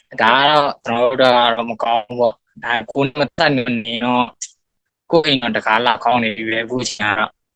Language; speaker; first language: Burmese; native; Burmese